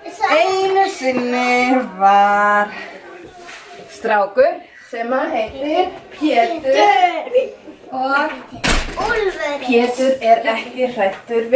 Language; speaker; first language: Icelandic; non-native, fluent; Danish